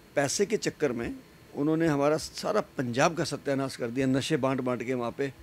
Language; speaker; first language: Hindi; native; Hindi